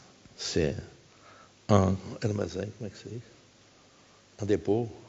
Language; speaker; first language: French; non-native, fluent; Portuguese